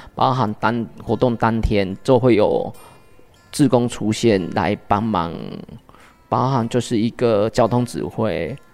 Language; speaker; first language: Chinese; native; Chinese